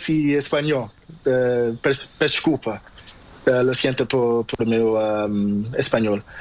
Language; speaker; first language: Spanish; non-native, local second language; Portuguese